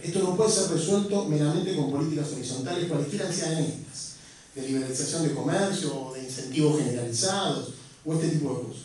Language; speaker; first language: Spanish; native; Spanish